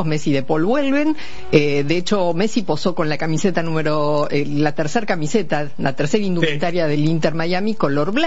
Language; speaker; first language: Spanish; native; Spanish